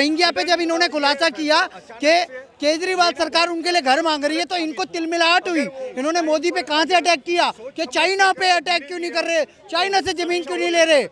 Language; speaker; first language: Hindi; native; Hindi